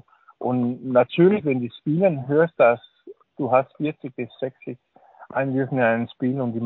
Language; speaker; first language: German; non-native, learner; Danish